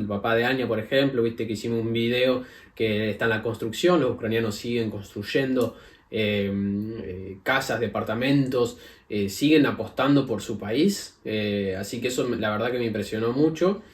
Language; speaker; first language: Spanish; native; Spanish